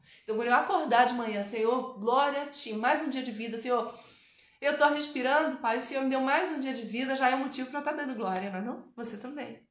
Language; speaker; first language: Portuguese; native; Portuguese